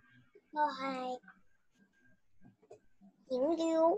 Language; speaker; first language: Cantonese; non-native, learner; Chinese